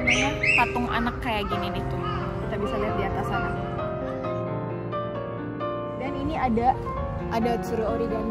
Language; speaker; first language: Indonesian; native; Indonesian